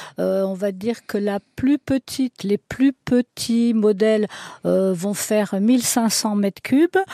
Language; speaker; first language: French; early bilingual, other home language; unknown